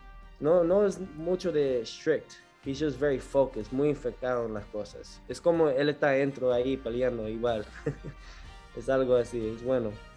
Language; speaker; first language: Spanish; early bilingual, heritage; Spanish